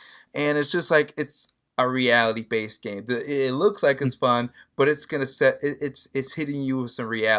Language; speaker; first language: English; native; English